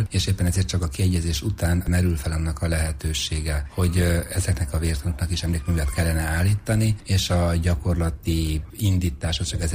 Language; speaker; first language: Hungarian; native; Hungarian